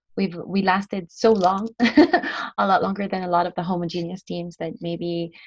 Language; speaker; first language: English; non-native, local second language; Filipino